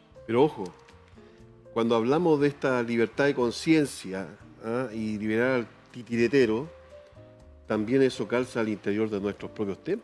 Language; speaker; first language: Spanish; native; Spanish